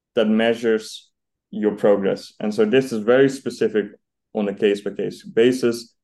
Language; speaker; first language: English; non-native, fluent; Dutch